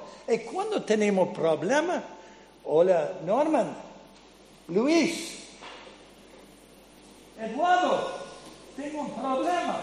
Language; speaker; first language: Spanish; non-native, fluent; English